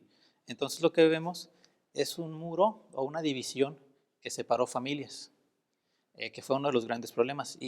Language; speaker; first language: Spanish; native; Spanish